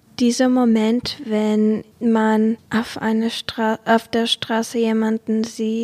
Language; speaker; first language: German; non-native, fluent; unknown